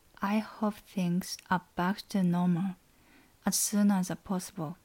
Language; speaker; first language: English; non-native, learner; Japanese